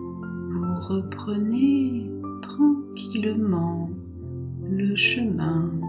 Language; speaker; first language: French; native; French